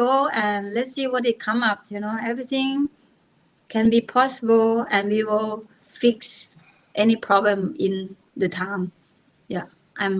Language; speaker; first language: English; non-native, learner; Thai